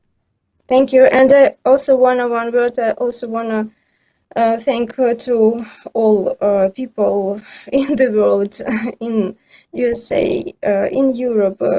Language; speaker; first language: English; non-native, learner; Ukrainian